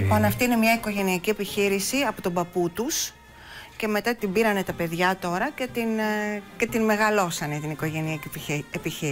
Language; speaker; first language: Greek; native; Greek